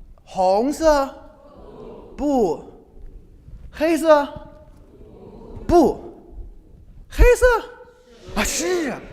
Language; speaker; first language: Chinese; non-native, fluent; English